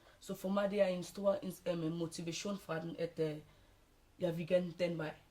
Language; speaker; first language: Danish; early bilingual, other home language; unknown